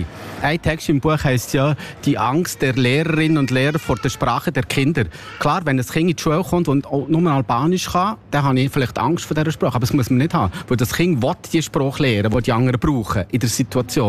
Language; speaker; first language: German; native; German